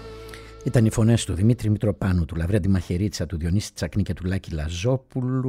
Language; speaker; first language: Greek; native; Greek